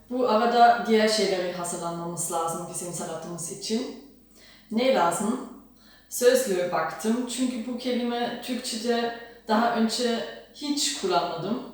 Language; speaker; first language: Turkish; non-native, fluent; German